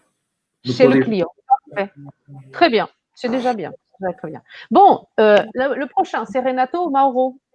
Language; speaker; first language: French; non-native, fluent; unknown